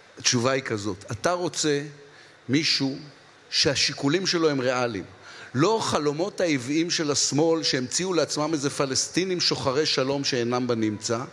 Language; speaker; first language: Hebrew; native; Hebrew